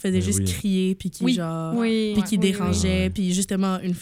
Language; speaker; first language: French; native; French